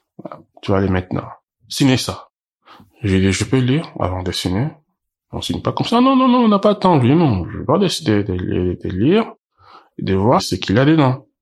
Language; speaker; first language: French; non-native, local second language; Portuguese